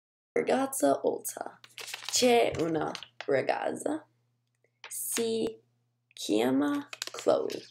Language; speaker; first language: Italian; non-native, learner; English